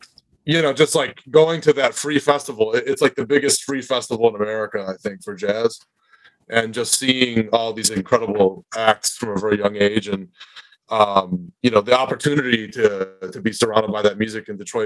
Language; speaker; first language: English; native; English